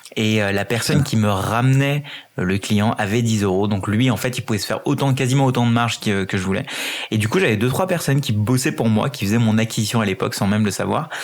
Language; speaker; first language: French; early bilingual, other home language; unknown